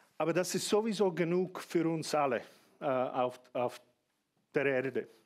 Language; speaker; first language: German; non-native, fluent; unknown